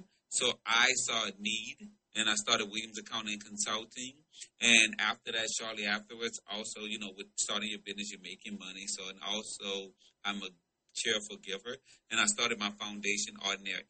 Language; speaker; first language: English; native; English